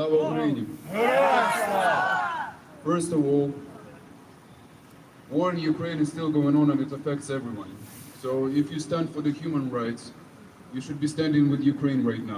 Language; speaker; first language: English; non-native, fluent; Ukrainian